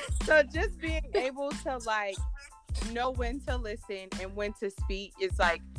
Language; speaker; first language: English; native; English